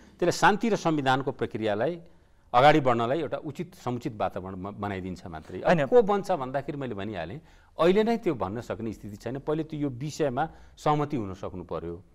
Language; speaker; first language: Nepali; non-native, local second language; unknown